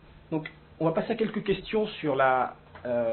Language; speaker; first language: French; native; French